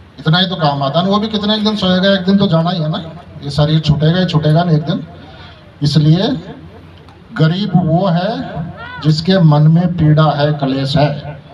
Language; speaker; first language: Hindi; native; Hindi